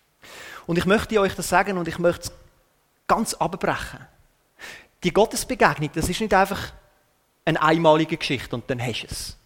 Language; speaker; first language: German; native; German